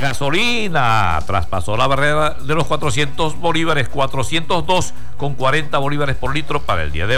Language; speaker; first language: Spanish; native; Spanish